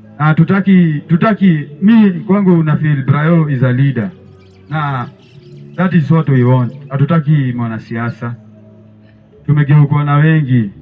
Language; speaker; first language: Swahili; native; Swahili